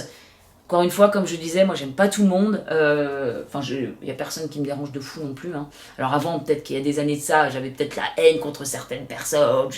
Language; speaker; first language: French; native; French